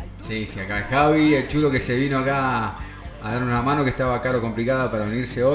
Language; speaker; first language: Spanish; native; Spanish